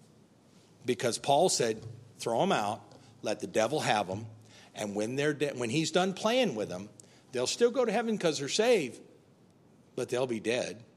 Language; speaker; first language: English; native; English